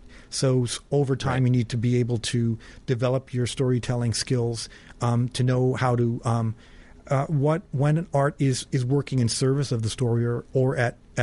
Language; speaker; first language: English; native; English